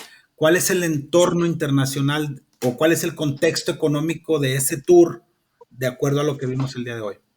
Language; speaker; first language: Spanish; native; Spanish